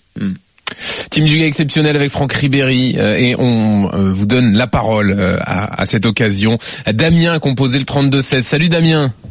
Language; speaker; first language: French; native; French